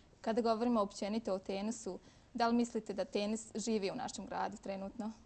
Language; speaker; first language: Croatian; native; Croatian